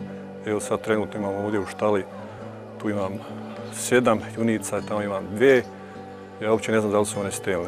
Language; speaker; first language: Croatian; native; Croatian